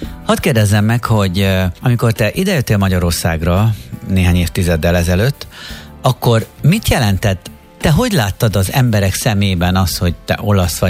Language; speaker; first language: Hungarian; native; Hungarian